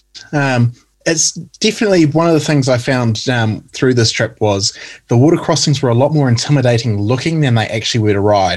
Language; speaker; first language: English; native; English